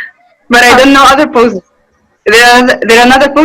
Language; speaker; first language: English; non-native, learner; Arabic